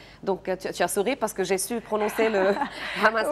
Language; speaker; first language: French; non-native, local second language; Arabic